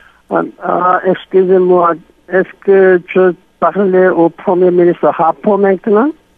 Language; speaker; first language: French; non-native, learner; Korean